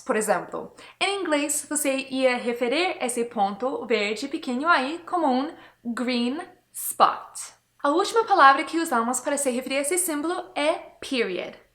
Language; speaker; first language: Portuguese; non-native, fluent; English